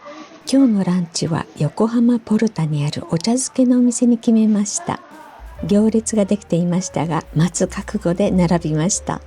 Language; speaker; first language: Japanese; native; Japanese